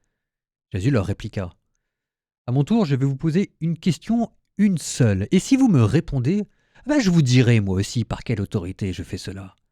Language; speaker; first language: French; native; French